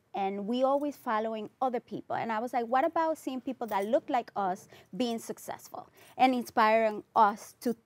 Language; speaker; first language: English; non-native, fluent; Spanish